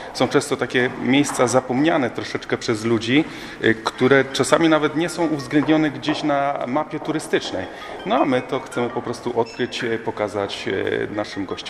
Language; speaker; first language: Polish; native; Polish